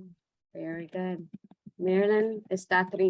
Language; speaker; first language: Spanish; non-native, fluent; English